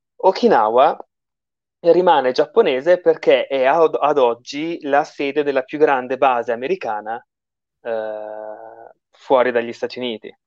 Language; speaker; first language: Italian; native; Italian